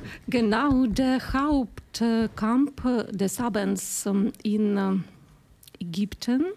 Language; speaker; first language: German; non-native, fluent; Ukrainian